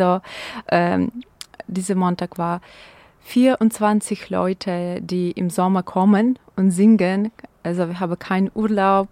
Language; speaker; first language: German; non-native, fluent; Ukrainian